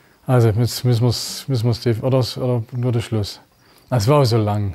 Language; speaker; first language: German; native; German